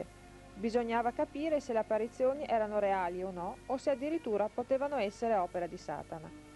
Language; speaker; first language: Italian; native; Italian